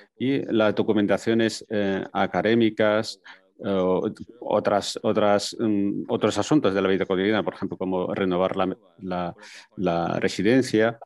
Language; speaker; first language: Spanish; non-native, fluent; Chinese